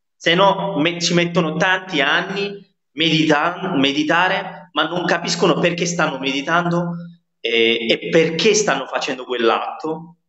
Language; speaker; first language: Italian; non-native, fluent; Nepali